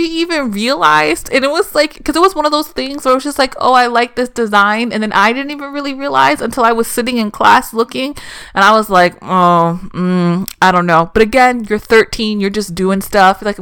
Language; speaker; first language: English; native; English